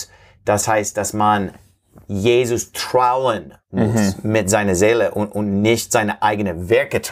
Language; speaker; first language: German; non-native, fluent; English